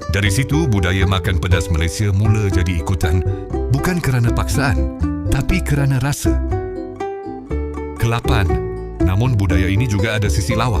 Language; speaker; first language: Malay; native; Malay